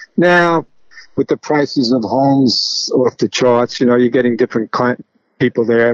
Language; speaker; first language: English; native; English